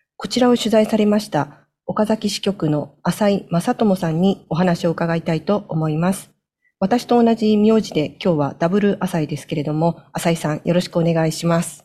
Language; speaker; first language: Japanese; native; Japanese